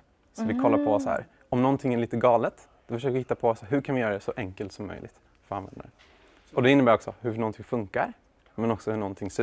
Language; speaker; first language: Swedish; native; Swedish